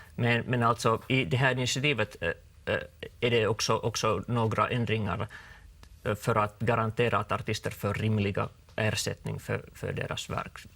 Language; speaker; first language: Swedish; non-native, local second language; Finnish